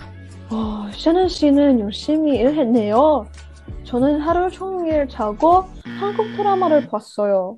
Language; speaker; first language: Korean; non-native, learner; English